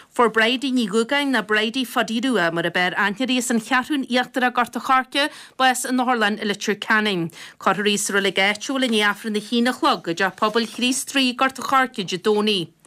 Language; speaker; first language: Irish; native; Irish